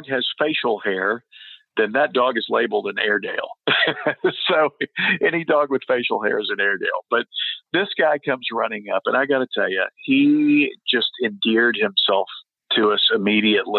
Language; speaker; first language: English; native; English